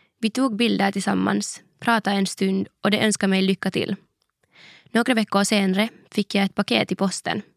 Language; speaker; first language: Swedish; native; Swedish